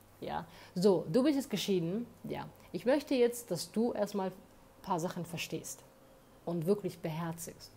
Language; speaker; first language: German; early bilingual, other home language; Somali